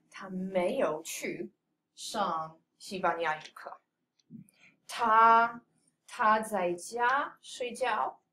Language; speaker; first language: Chinese; non-native, fluent; English